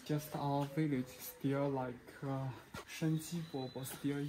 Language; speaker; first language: English; non-native, fluent; Chinese